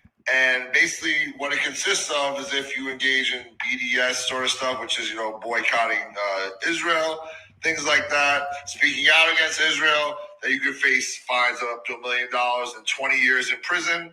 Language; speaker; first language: English; native; English